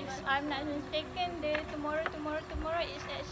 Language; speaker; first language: English; non-native, fluent; Malay